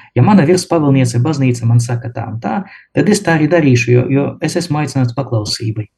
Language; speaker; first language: Latvian; non-native, local second language; Russian